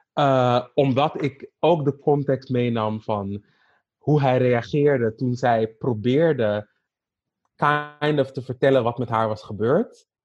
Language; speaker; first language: Dutch; native; Dutch